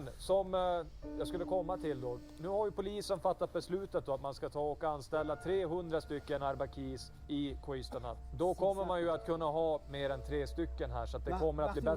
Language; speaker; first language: Swedish; native; Swedish